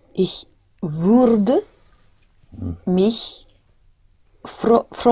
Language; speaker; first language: German; non-native, learner; English